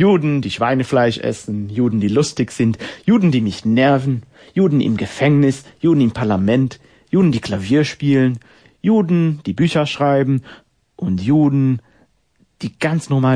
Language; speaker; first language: German; non-native, fluent; Hebrew